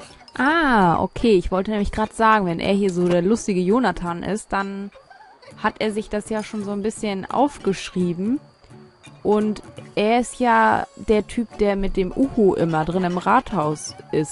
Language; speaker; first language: German; native; German